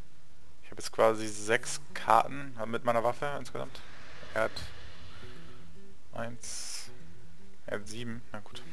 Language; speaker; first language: German; native; German